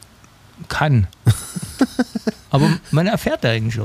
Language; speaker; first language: German; native; German